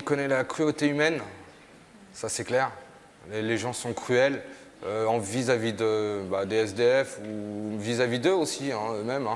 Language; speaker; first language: French; native; French